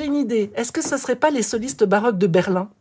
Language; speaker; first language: French; native; French